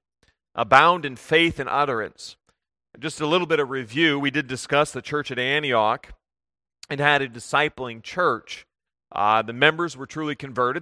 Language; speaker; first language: English; native; English